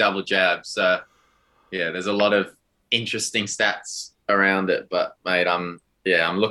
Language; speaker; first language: English; native; English